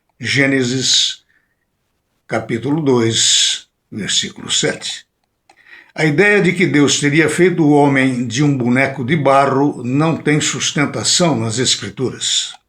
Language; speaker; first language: Portuguese; native; Portuguese